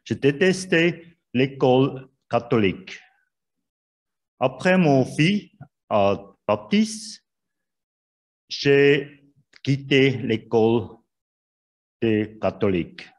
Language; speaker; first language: French; non-native, learner; Swiss German